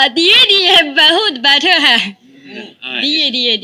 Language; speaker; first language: Hindi; non-native, learner; Chinese